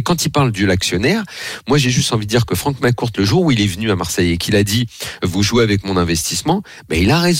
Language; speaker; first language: French; native; French